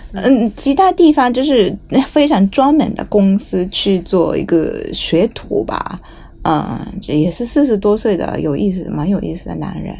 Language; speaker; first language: Chinese; non-native, fluent; Japanese